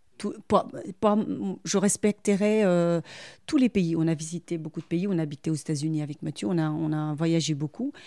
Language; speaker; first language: French; non-native, local second language; Arabic